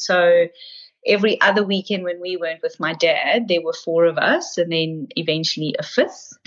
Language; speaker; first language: English; native; English